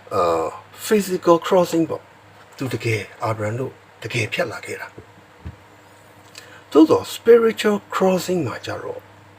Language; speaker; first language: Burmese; non-native, local second language; S'gaw Karen